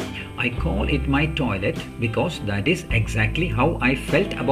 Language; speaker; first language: English; non-native, local second language; Malayalam